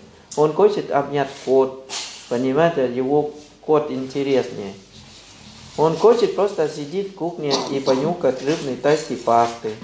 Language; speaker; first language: Russian; non-native, fluent; Thai